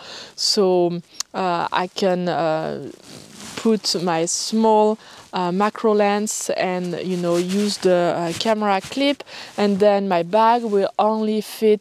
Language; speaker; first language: English; non-native, fluent; French